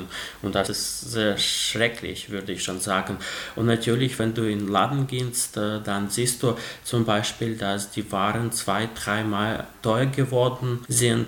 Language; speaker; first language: German; non-native, fluent; Russian